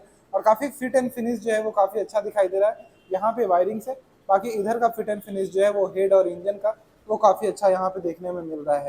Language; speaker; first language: Hindi; native; Hindi